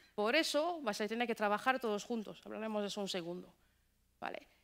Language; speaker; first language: Spanish; non-native, fluent; French